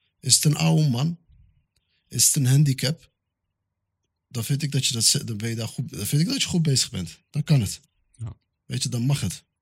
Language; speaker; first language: Dutch; early bilingual, other home language; Arabic